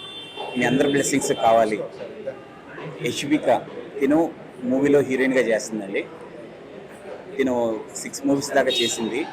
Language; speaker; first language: Telugu; native; Telugu